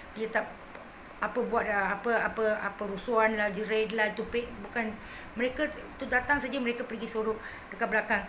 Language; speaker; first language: Malay; non-native, local second language; Tamil